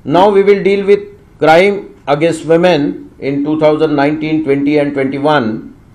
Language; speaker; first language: English; non-native, local second language; Marathi